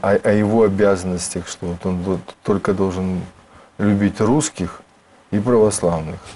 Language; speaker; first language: Russian; native; Russian